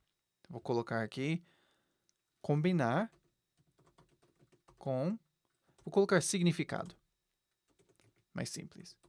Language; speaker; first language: Portuguese; non-native, fluent; English